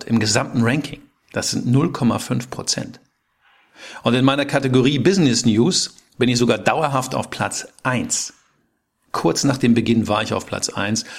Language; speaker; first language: German; native; German